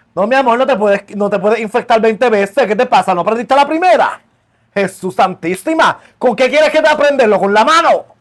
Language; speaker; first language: Spanish; native; Spanish